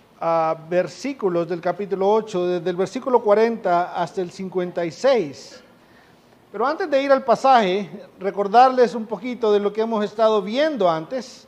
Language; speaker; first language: Spanish; native; Spanish